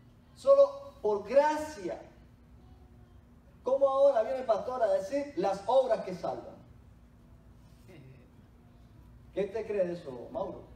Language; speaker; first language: Spanish; native; Spanish